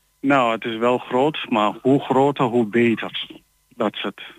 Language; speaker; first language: Dutch; non-native, learner; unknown